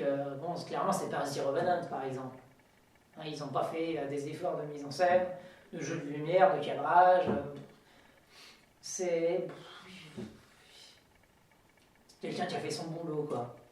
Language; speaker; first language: French; native; French